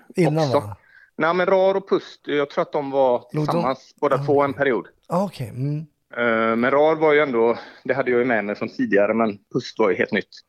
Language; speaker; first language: Swedish; native; Swedish